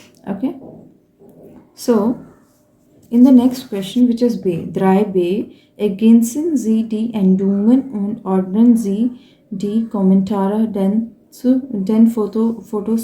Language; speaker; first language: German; non-native, fluent; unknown